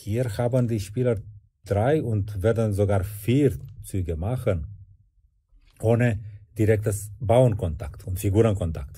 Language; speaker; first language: German; non-native, fluent; Romanian